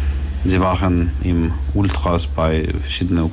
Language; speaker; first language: German; non-native, learner; Ukrainian